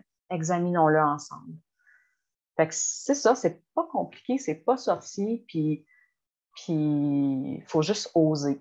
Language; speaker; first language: French; native; French